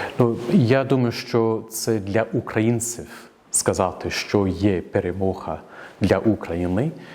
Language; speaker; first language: Ukrainian; non-native, fluent; English